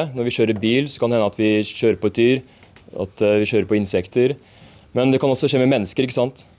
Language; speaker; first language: Norwegian; native; Norwegian